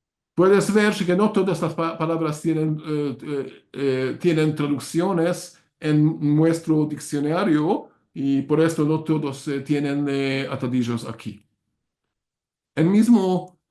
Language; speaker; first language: Spanish; non-native, learner; Hungarian